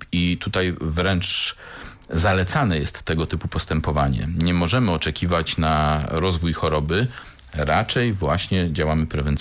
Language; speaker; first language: Polish; native; Polish